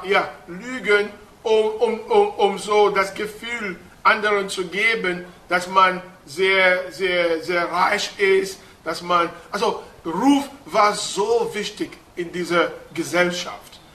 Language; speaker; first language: German; non-native, fluent; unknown